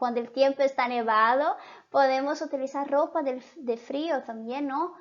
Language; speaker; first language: Spanish; non-native, fluent; Portuguese